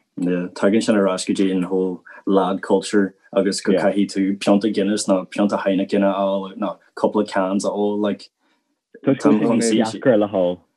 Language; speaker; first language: Irish; non-native, local second language; English